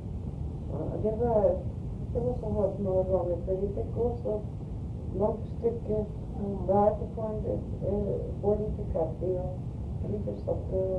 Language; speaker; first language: Swedish; early bilingual, heritage; Swedish